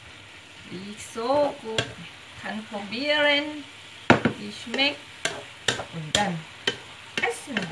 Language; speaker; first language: German; non-native, learner; Thai